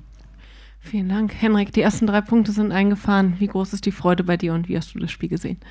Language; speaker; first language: German; native; German